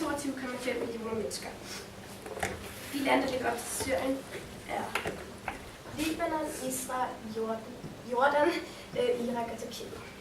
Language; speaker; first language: Danish; early bilingual, heritage; Danish